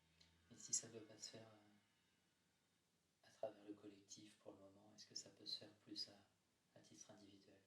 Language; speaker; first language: French; native; French